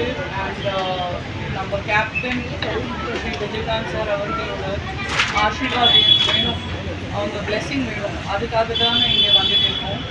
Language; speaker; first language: Tamil; non-native, learner; Gujarati